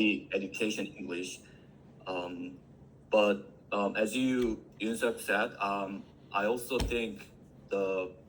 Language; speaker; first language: English; non-native, learner; Korean